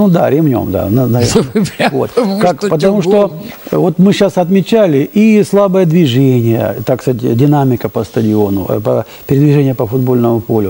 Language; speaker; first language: Russian; native; Russian